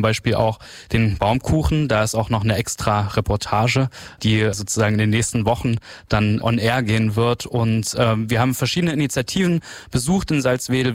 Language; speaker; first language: German; native; German